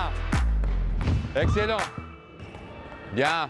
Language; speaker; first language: French; non-native, local second language; Arabic